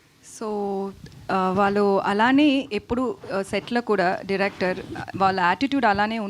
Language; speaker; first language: Telugu; non-native, learner; Tamil